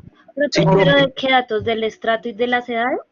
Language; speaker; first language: Spanish; native; Spanish